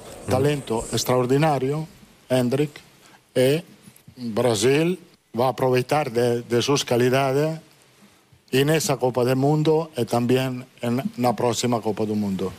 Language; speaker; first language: Spanish; non-native, fluent; Italian